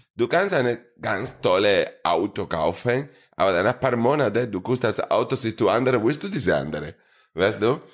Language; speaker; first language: German; non-native, fluent; Spanish